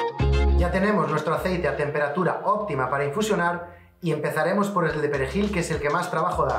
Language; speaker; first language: Spanish; native; Spanish